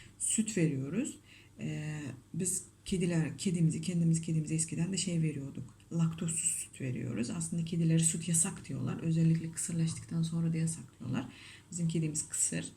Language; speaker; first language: Turkish; non-native, fluent; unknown